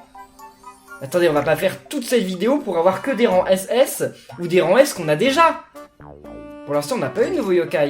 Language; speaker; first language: French; native; French